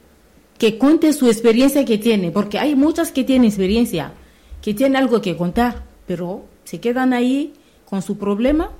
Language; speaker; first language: Spanish; non-native, learner; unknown